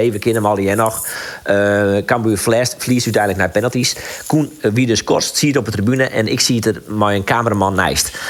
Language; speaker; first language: Dutch; non-native, local second language; Western Frisian